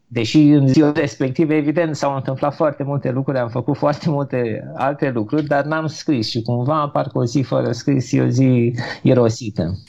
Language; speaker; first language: Romanian; native; Romanian